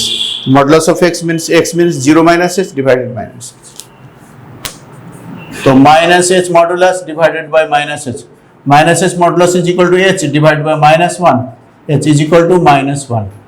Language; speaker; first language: English; non-native, local second language; Hindi